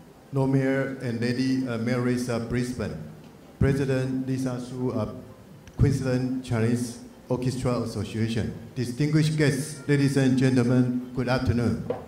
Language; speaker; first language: English; non-native, fluent; Chinese